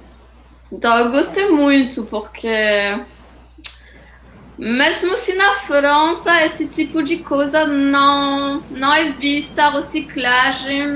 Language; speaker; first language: Portuguese; non-native, fluent; French